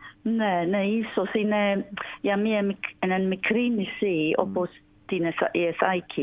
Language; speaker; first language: Greek; non-native, learner; English